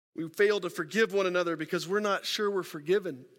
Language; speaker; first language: English; native; English